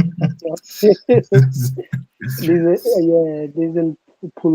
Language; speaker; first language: German; non-native, learner; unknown